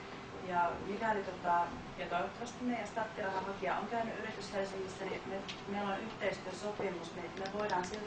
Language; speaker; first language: Finnish; native; Finnish